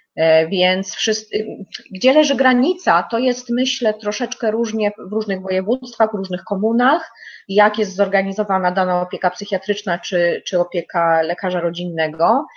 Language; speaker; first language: Polish; native; Polish